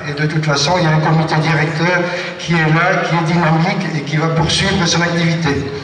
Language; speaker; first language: French; native; French